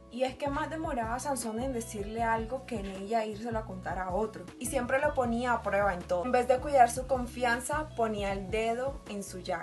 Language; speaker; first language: Spanish; native; Spanish